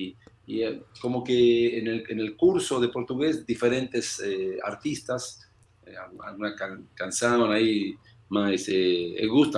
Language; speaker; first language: Portuguese; non-native, learner; Spanish